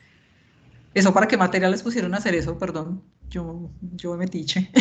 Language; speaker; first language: Spanish; native; Spanish